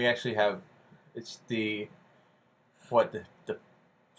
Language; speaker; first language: English; native; English